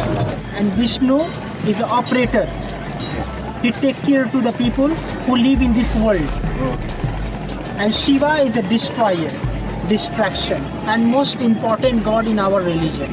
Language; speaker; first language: English; non-native, learner; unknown